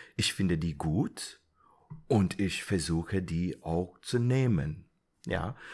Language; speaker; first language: German; non-native, fluent; English